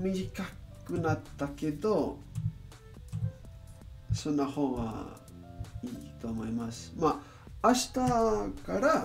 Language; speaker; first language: Japanese; non-native, learner; English